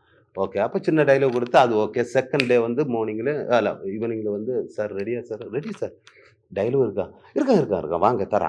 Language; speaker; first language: Tamil; non-native, learner; Malayalam